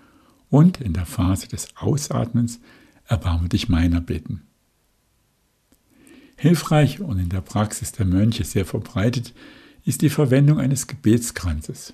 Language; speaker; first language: German; native; German